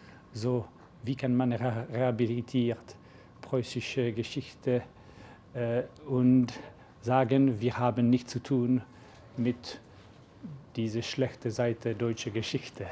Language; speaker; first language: German; non-native, learner; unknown